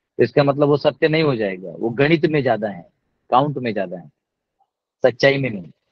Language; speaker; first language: Hindi; non-native, local second language; Marathi